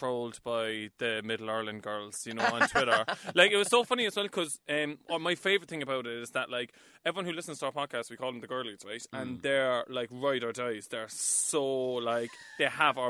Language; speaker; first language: English; native; English